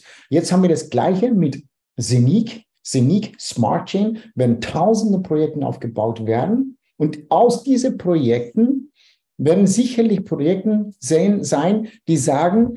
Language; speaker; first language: German; non-native, fluent; Dutch